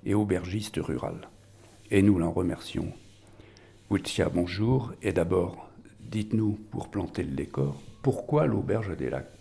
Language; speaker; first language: French; native; French